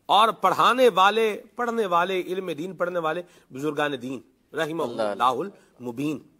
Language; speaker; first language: Urdu; non-native, local second language; Punjabi